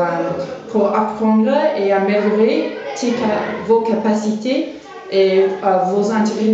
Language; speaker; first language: French; non-native, fluent; English